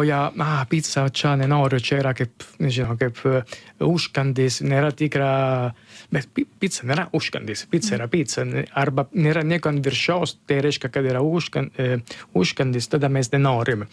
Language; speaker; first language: Lithuanian; non-native, learner; Italian